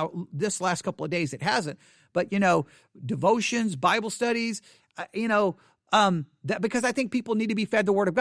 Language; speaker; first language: English; native; English